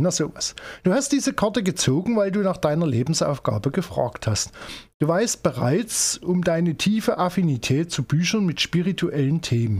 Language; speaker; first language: German; native; German